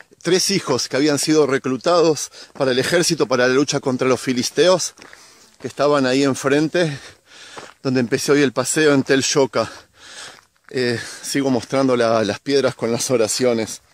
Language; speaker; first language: Spanish; native; Spanish